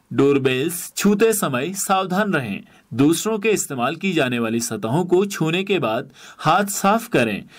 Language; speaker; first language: Hindi; native; Hindi